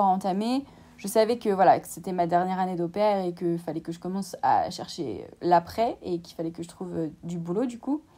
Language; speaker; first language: French; native; French